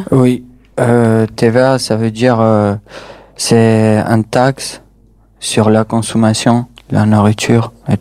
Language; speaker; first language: French; non-native, fluent; Albanian